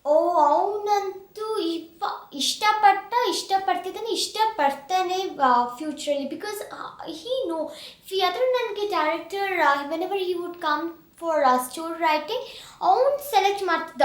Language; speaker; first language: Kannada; early bilingual, heritage; Kannada